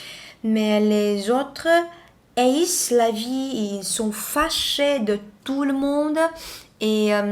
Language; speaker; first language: French; non-native, learner; Vietnamese